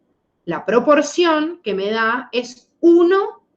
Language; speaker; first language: Spanish; native; Spanish